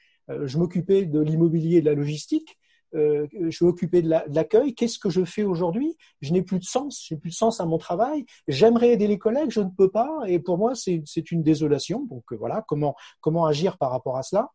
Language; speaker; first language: French; native; French